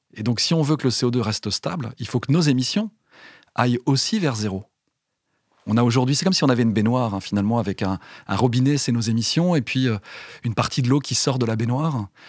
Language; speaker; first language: French; native; French